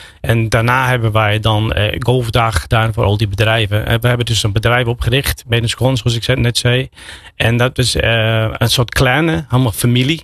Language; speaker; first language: Dutch; non-native, fluent; English